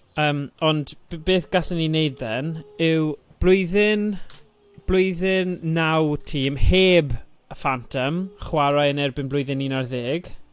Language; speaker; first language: Welsh; non-native, local second language; English